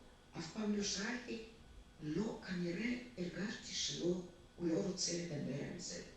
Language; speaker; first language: Hebrew; non-native, fluent; Russian